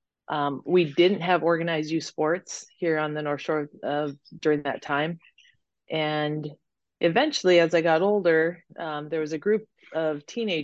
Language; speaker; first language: English; native; English